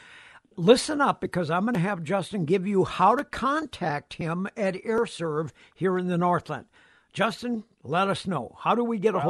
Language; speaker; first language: English; native; English